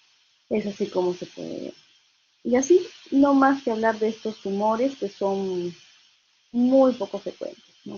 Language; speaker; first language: Spanish; native; Spanish